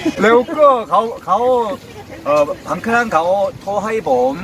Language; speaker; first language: Thai; non-native, learner; Korean